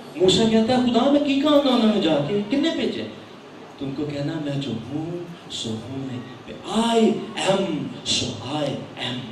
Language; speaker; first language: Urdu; non-native, local second language; Punjabi